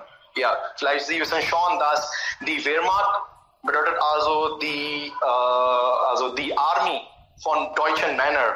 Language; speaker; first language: German; non-native, learner; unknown